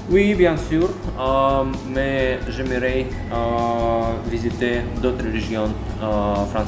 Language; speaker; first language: French; non-native, learner; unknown